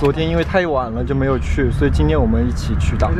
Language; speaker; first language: Chinese; native; Chinese